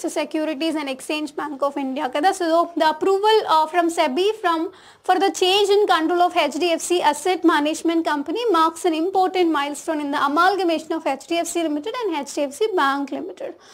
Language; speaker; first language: English; non-native, local second language; Telugu